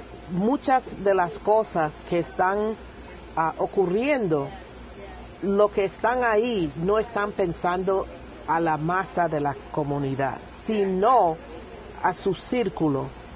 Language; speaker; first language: Spanish; native; Spanish